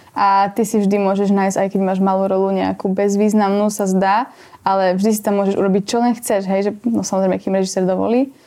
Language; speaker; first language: Slovak; native; Slovak